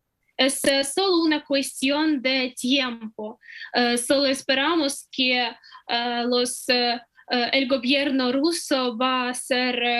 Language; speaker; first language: Spanish; non-native, fluent; Ukrainian